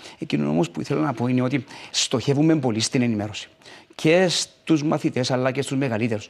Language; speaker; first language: Greek; native; Greek